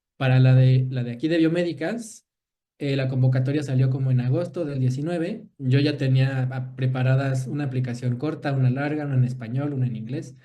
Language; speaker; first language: Spanish; native; Spanish